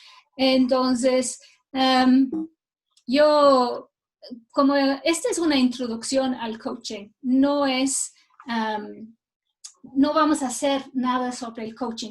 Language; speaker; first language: Spanish; non-native, fluent; English